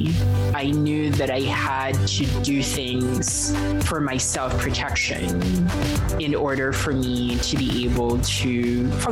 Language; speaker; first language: English; non-native, local second language; Filipino